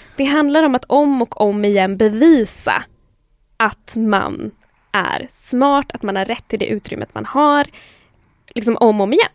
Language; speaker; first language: Swedish; early bilingual, other home language; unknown